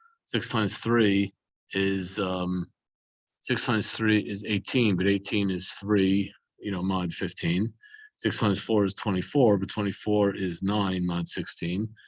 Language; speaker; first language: English; native; English